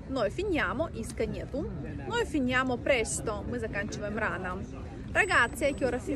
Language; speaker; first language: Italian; non-native, fluent; Russian